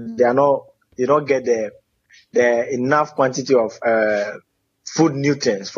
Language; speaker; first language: English; non-native, local second language; Ewe